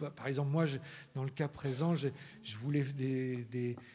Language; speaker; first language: French; early bilingual, heritage; Spanish